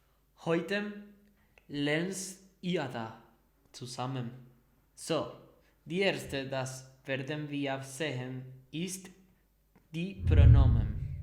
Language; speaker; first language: German; non-native, learner; Spanish